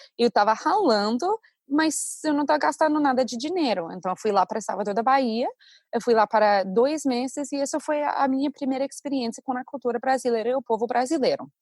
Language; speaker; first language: Portuguese; non-native, fluent; English